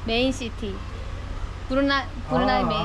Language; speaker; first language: English; non-native, learner; Korean